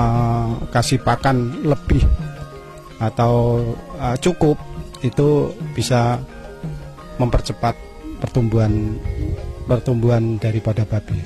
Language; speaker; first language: Indonesian; non-native, local second language; Javanese